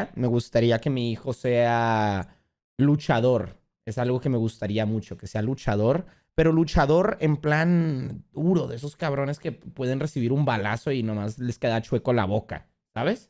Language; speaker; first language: Spanish; native; Spanish